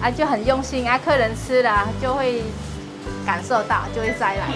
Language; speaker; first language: Chinese; non-native, fluent; Vietnamese